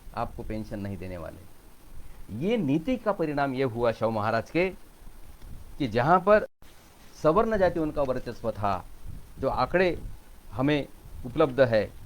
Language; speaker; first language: Hindi; non-native, local second language; Marathi